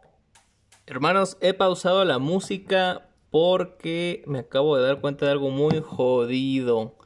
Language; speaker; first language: Spanish; native; Spanish